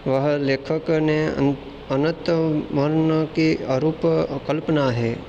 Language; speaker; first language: Hindi; non-native, local second language; Gujarati